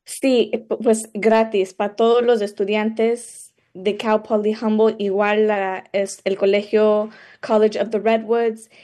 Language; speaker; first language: Spanish; early bilingual, other home language; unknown